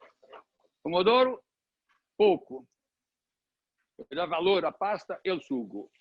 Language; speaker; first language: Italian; non-native, learner; Portuguese